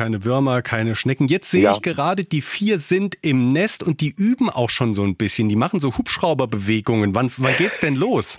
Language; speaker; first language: German; native; German